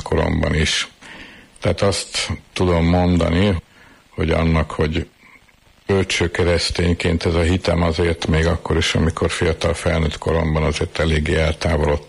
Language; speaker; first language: Hungarian; native; Hungarian